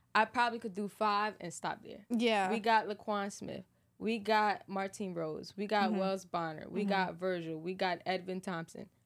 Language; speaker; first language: English; native; English